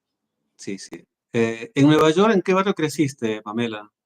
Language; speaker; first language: Spanish; native; Spanish